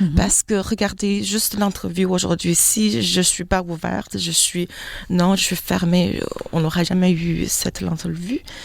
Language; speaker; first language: French; non-native, fluent; Chinese